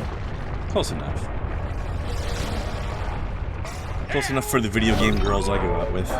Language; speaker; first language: English; native; English